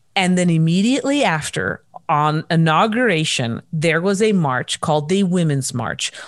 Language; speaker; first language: English; native; English